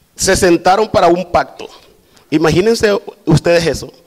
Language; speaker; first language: Spanish; native; Spanish